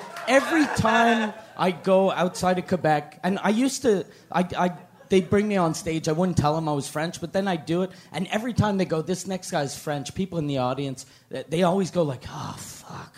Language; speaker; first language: English; native; English